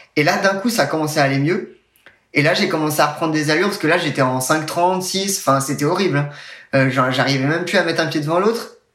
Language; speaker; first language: French; native; French